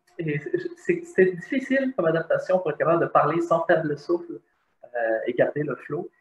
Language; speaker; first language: French; early bilingual, other home language; Arabic